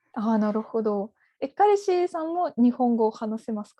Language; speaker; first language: Japanese; non-native, fluent; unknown